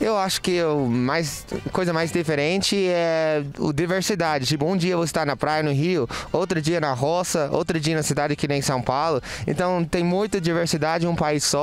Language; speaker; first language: Portuguese; non-native, fluent; English